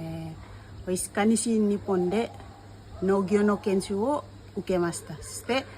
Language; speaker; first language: Japanese; non-native, learner; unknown